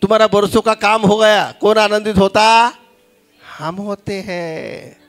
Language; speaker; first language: Hindi; non-native, local second language; Marathi